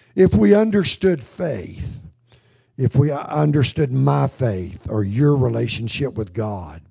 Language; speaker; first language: English; native; English